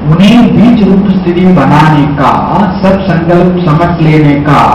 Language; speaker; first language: Hindi; non-native, local second language; Tamil